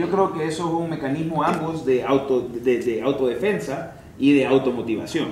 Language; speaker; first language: Spanish; native; Spanish